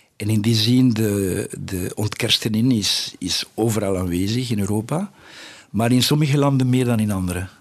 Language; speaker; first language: Dutch; non-native, fluent; Spanish